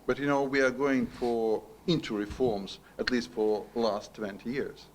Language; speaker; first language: English; non-native, learner; Ukrainian